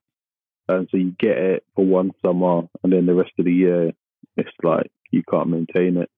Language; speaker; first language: English; native; English